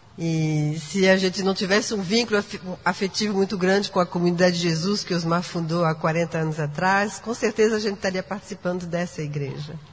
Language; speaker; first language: Portuguese; non-native, fluent; French